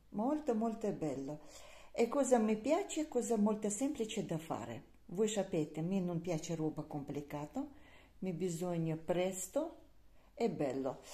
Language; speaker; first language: Italian; non-native, learner; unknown